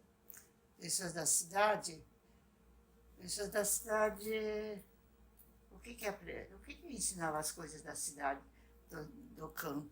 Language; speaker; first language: Portuguese; non-native, local second language; Japanese